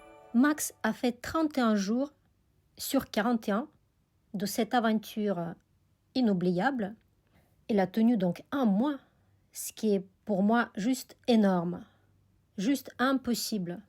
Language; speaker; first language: French; non-native, fluent; Russian